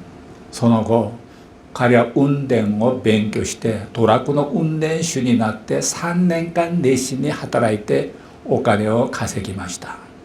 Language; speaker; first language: Japanese; non-native, fluent; Korean